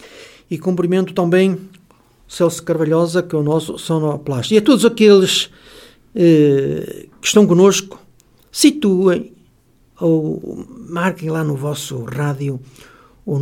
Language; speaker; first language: Portuguese; native; Portuguese